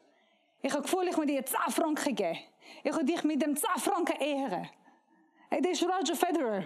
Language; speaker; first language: German; non-native, learner; Persian